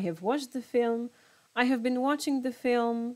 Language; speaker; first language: English; non-native, fluent; Polish